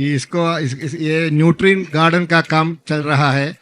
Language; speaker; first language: Hindi; non-native, local second language; Malayalam